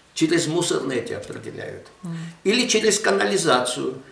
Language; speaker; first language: Russian; non-native, local second language; Armenian